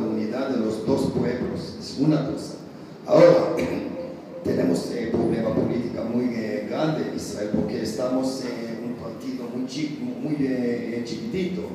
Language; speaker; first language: Spanish; non-native, learner; Hebrew